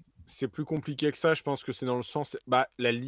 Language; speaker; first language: French; native; French